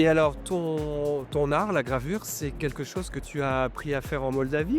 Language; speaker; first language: French; native; French